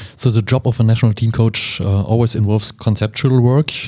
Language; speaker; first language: English; non-native, fluent; German